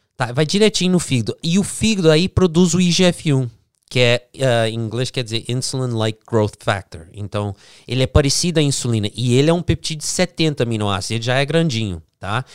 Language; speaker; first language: Portuguese; early bilingual, heritage; English